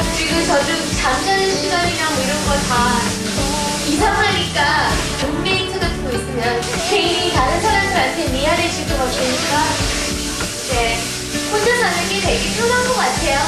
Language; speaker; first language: Korean; early bilingual, heritage; Korean